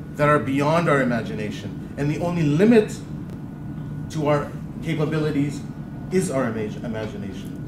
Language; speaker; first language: English; early bilingual, other home language; Urdu